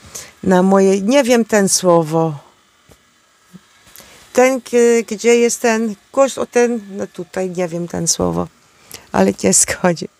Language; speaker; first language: Polish; non-native, learner; Dutch